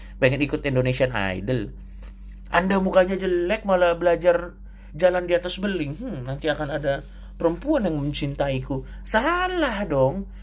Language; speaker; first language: Indonesian; native; Indonesian